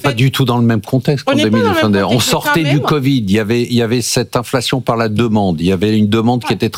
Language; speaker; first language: French; native; French